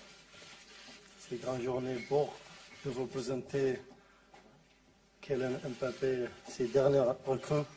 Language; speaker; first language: French; non-native, learner; Arabic